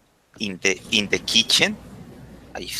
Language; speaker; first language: English; non-native, learner; Spanish